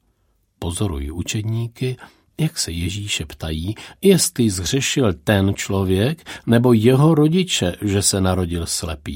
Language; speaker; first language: Czech; native; Czech